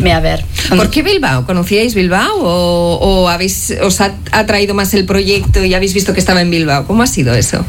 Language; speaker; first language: Spanish; native; Spanish